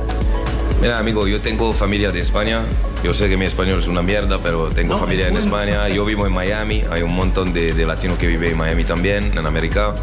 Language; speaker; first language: Spanish; non-native, learner; French